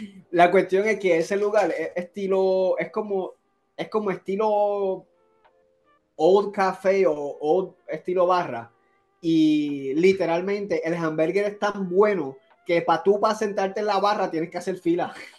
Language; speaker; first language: Spanish; native; Spanish